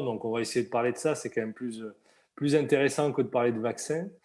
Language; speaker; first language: French; native; French